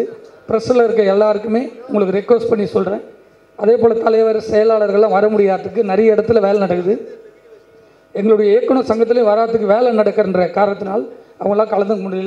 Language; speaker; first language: Tamil; native; Tamil